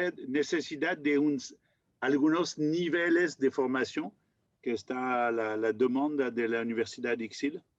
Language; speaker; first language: Spanish; non-native, fluent; French